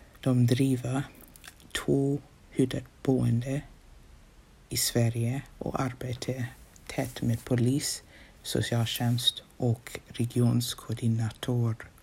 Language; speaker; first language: Swedish; non-native, fluent; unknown